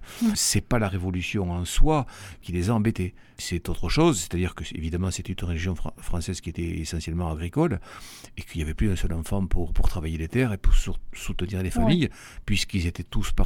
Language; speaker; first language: French; native; French